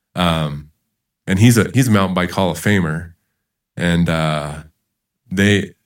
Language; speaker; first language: English; native; English